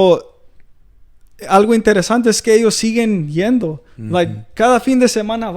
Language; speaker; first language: Spanish; early bilingual, heritage; Spanish